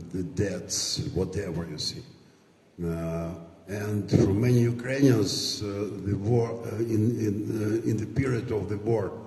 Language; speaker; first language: English; non-native, fluent; Ukrainian